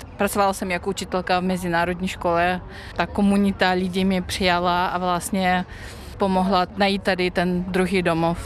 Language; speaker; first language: Czech; non-native, fluent; Russian